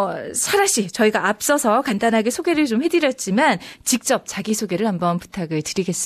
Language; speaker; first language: Korean; native; Korean